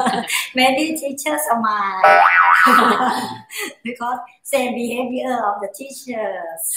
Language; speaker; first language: English; non-native, learner; Thai